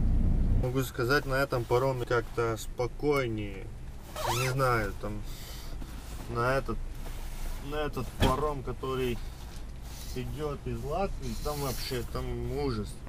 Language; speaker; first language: Russian; non-native, fluent; Latvian